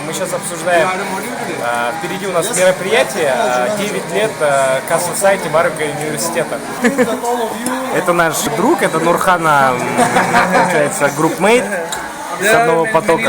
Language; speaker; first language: Russian; native; Russian